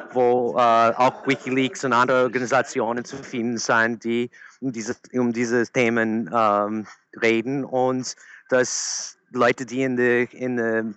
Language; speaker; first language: German; early bilingual, other home language; English